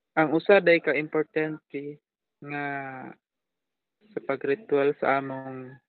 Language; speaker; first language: Cebuano; non-native, local second language; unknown